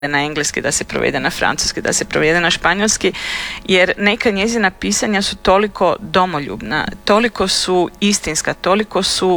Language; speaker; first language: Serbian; early bilingual, heritage; Serbian